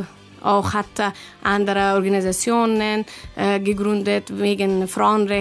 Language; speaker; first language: German; non-native, learner; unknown